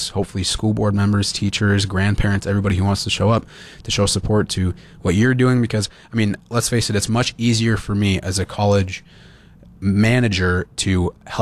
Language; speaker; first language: English; native; English